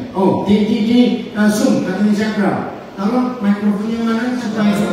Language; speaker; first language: Indonesian; native; Indonesian